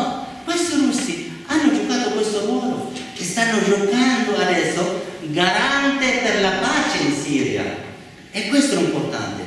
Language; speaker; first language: Italian; non-native, fluent; Arabic